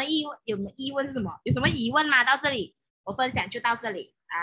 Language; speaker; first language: Chinese; native; Chinese